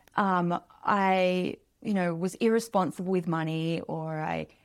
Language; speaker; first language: English; native; English